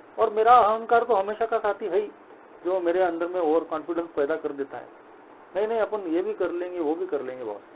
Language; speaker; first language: Hindi; non-native, local second language; Marathi